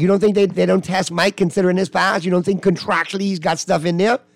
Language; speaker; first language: English; native; English